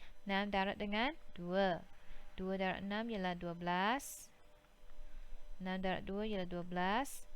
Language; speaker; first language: Malay; native; Malay